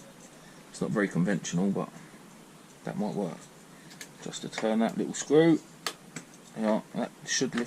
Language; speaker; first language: English; native; English